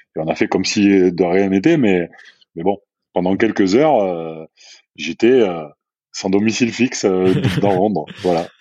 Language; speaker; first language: French; native; French